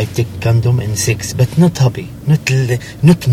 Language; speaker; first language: English; non-native, learner; Arabic